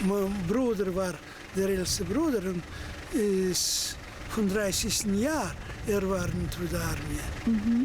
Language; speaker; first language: German; early bilingual, heritage; German